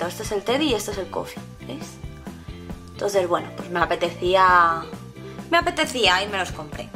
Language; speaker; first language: Spanish; native; Spanish